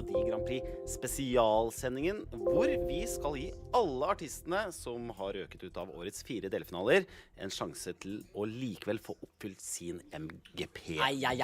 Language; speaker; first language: Norwegian; native; Norwegian